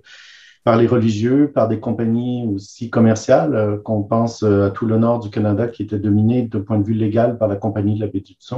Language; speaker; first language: French; native; French